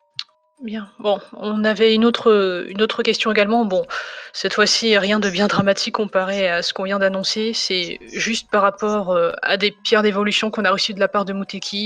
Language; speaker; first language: French; native; French